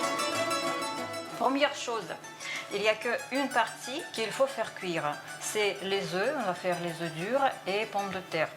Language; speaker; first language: French; non-native, fluent; Russian